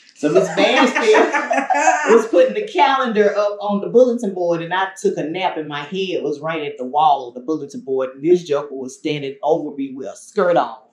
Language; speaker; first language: English; native; English